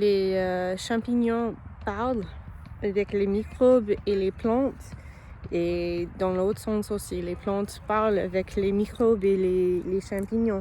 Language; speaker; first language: French; non-native, learner; English